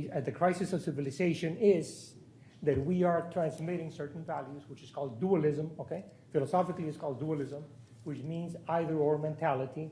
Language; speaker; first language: English; non-native, fluent; Spanish